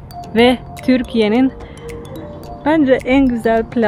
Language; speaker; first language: Turkish; non-native, fluent; Slovenian